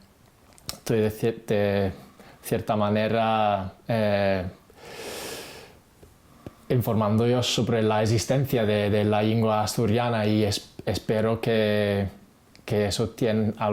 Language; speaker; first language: Spanish; non-native, fluent; English